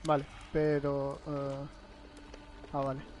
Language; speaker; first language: Spanish; native; Spanish